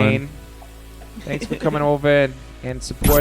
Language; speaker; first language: English; native; English